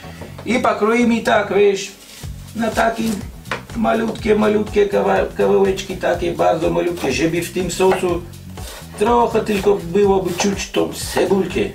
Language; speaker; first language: Polish; non-native, learner; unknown